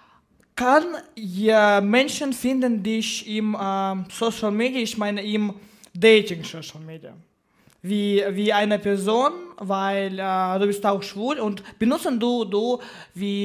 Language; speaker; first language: German; non-native, learner; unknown